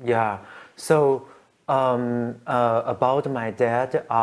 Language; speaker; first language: English; non-native, learner; Chinese